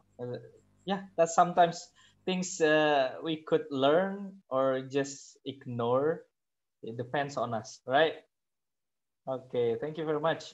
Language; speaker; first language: English; non-native, fluent; Indonesian